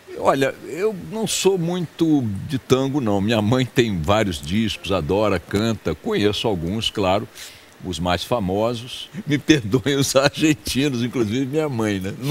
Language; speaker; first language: Portuguese; early bilingual, other home language; Spanish